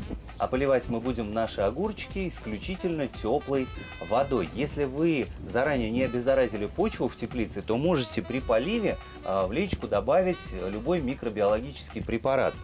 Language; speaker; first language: Russian; native; Russian